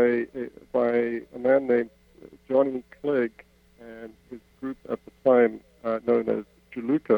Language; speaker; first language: English; native; English